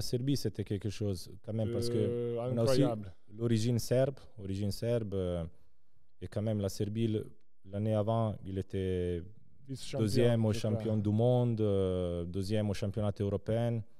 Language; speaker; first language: French; non-native, local second language; Serbian